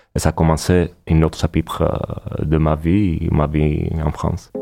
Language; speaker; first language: French; non-native, fluent; Greek